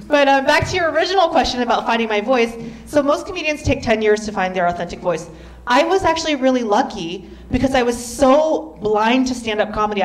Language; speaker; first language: English; native; English